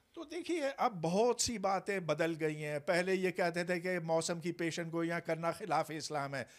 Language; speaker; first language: Urdu; native; Urdu